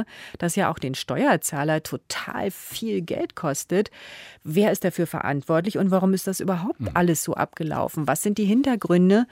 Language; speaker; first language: German; native; German